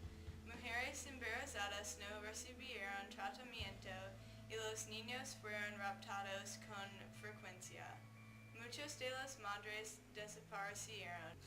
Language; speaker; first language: Spanish; non-native, learner; English